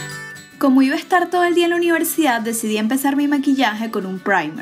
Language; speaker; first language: Spanish; native; Spanish